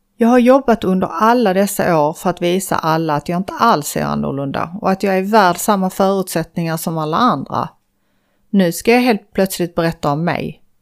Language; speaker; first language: Swedish; early bilingual, other home language; Persian